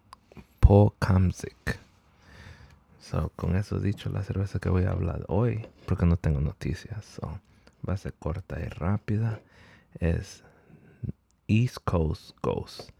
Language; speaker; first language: Spanish; early bilingual, heritage; Spanish